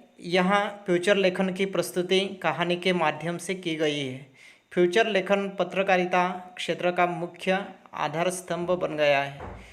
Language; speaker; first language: Hindi; non-native, local second language; Marathi